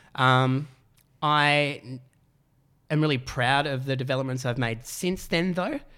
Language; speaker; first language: English; native; English